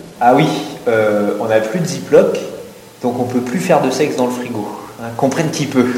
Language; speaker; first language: French; native; French